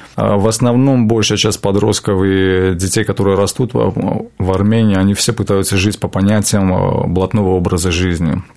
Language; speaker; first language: Russian; non-native, local second language; Armenian